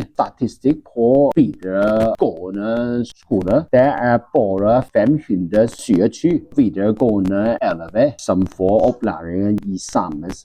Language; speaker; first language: Norwegian; non-native, learner; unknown